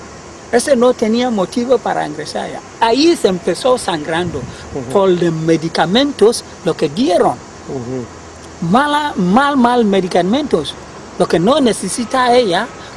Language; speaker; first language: Spanish; non-native, learner; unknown